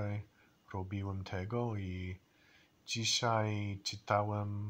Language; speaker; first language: Polish; non-native, learner; English